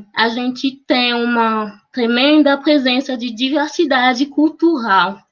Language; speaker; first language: Portuguese; non-native, fluent; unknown